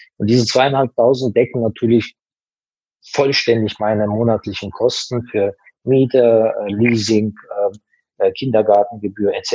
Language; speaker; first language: German; non-native, fluent; Azerbaijani